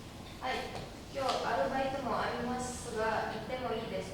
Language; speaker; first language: Japanese; non-native, learner; Indonesian